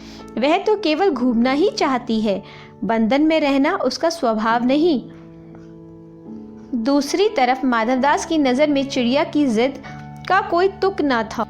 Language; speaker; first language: Hindi; native; Hindi